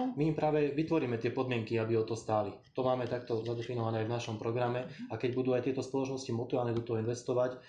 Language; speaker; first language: Slovak; native; Slovak